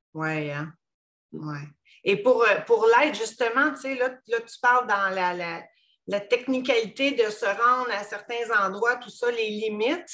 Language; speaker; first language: French; native; French